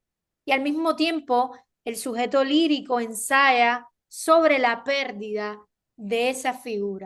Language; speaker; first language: Spanish; native; Spanish